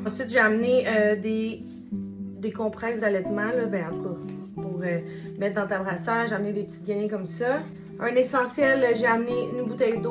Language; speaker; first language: French; native; French